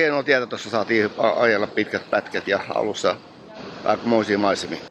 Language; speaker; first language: Finnish; native; Finnish